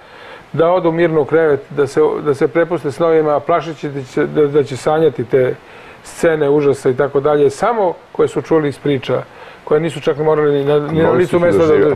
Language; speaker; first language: Croatian; native; Croatian